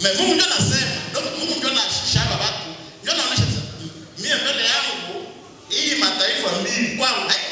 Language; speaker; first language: Swahili; non-native, local second language; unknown